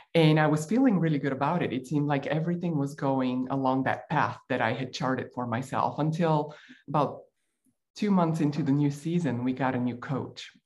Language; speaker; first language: English; non-native, fluent; Bulgarian